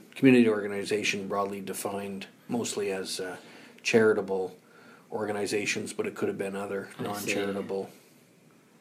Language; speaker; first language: English; native; English